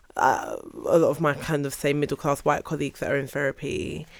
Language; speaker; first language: English; early bilingual, other home language; Yoruba